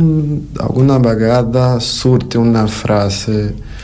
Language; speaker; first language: Catalan; non-native, learner; Portuguese